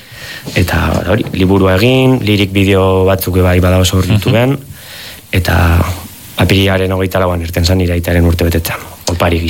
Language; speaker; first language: Basque; native; Basque